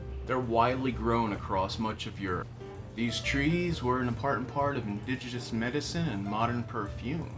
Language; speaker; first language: English; native; English